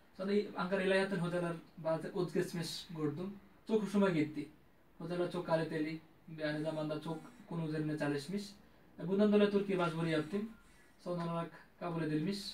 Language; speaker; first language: Turkish; non-native, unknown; Bangla